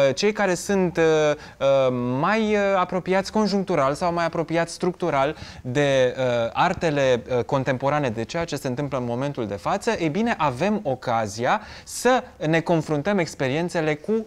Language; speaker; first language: Romanian; native; Romanian